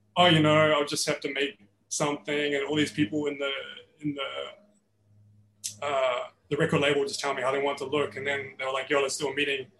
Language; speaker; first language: English; native; English